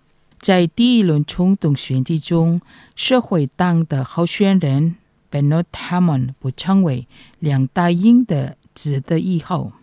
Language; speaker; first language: Chinese; non-native, fluent; Indonesian